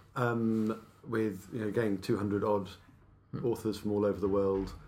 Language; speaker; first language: English; native; English